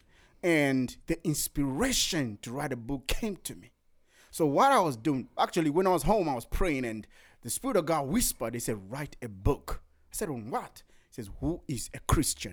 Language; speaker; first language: English; non-native, local second language; Shona